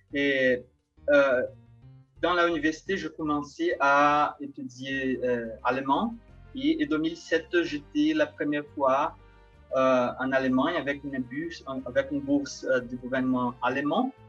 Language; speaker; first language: French; non-native, fluent; Portuguese